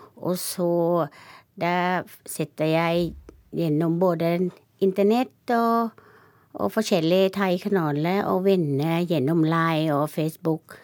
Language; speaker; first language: Norwegian; non-native, learner; Thai